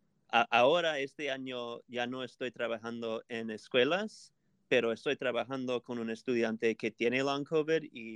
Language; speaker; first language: Spanish; non-native, fluent; English